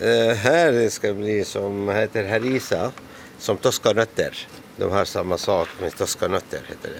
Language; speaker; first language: Swedish; non-native, learner; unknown